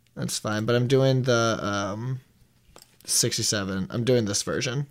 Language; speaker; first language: English; native; English